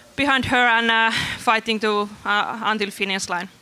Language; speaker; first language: English; non-native, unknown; Finnish